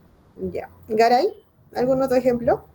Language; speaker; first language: Spanish; native; Spanish